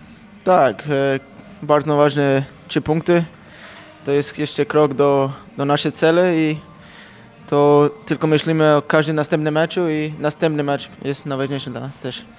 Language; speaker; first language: Polish; non-native, learner; English